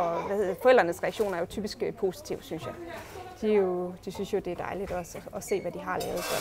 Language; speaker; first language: Danish; native; Danish